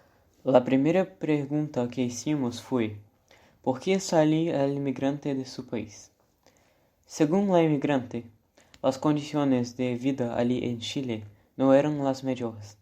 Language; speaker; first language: Spanish; non-native, learner; Portuguese